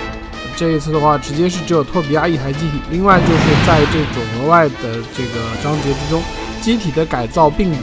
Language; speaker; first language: Chinese; native; Chinese